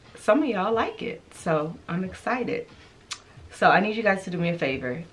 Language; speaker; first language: English; native; English